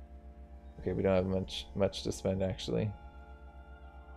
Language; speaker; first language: English; native; English